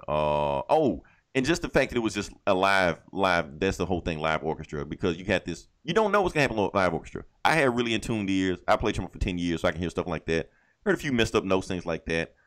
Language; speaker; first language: English; native; English